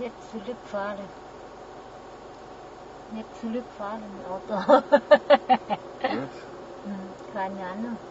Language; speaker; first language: German; non-native, learner; Thai